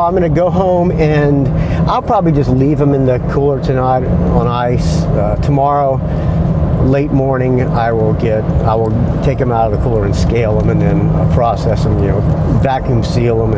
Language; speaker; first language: English; native; English